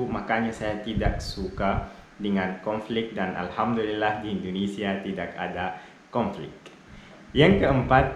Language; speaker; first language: Indonesian; non-native, fluent; Arabic